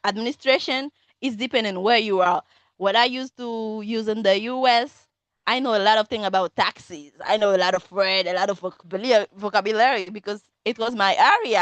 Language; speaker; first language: English; non-native, fluent; Haitian Creole